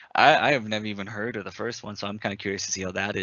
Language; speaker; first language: English; native; English